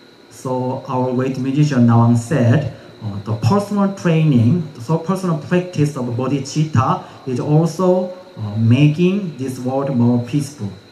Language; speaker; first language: English; non-native, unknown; Korean